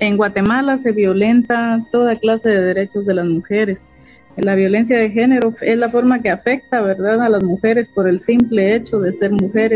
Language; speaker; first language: Spanish; native; Spanish